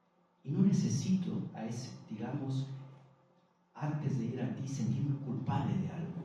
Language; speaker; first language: Spanish; native; Spanish